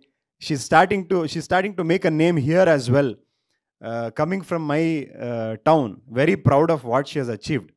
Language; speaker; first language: Telugu; non-native, learner; Kannada